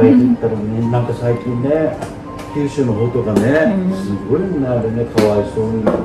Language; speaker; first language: Japanese; native; Japanese